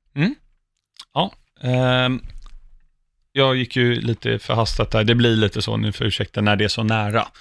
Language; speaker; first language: Swedish; native; Swedish